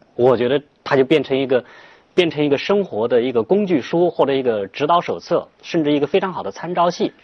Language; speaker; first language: Chinese; native; Chinese